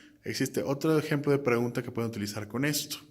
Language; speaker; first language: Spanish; native; Spanish